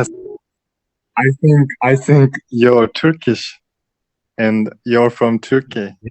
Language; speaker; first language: English; non-native, learner; Kazakh